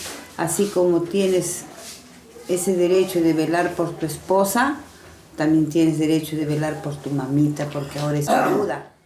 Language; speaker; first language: Spanish; native; Spanish